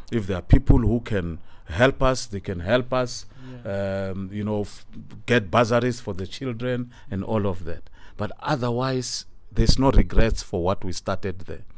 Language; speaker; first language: English; non-native, local second language; Tsonga